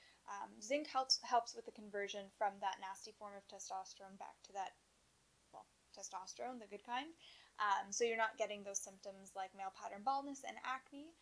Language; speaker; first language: English; native; English